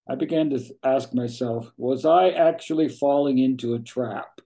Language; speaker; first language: English; native; English